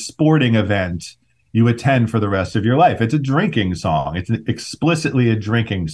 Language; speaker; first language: English; native; English